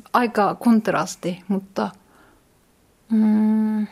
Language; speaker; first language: Finnish; non-native, learner; Korean